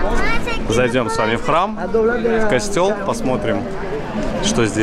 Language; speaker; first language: Russian; native; Russian